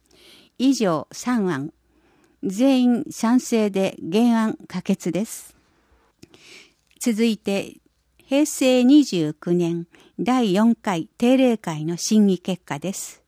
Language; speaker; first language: Japanese; native; Japanese